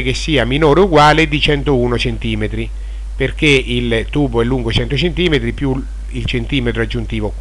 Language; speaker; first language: Italian; native; Italian